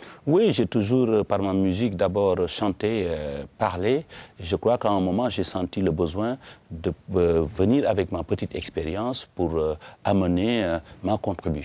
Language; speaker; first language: French; non-native, local second language; Wolof